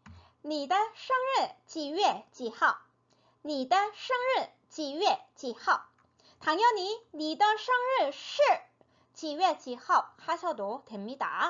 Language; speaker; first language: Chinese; non-native, fluent; Korean